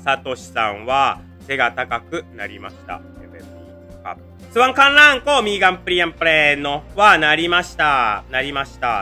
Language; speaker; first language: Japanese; non-native, fluent; Thai